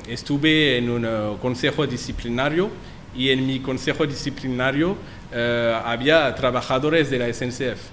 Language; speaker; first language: Spanish; non-native, learner; French